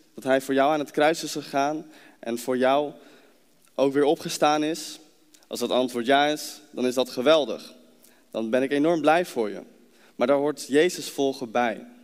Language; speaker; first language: Dutch; native; Dutch